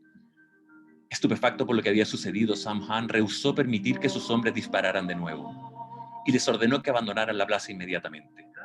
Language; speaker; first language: Spanish; native; Spanish